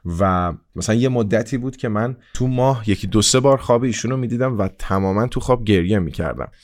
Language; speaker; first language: Persian; non-native, local second language; Kurdish